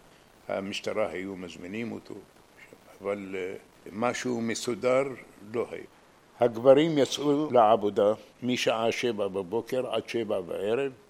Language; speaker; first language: Hebrew; non-native, fluent; Arabic